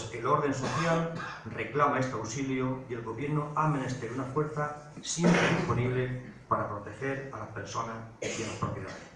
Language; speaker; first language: Spanish; native; Spanish